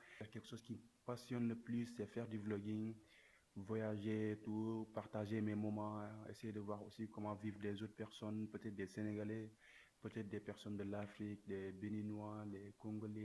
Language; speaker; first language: French; non-native, local second language; Wolof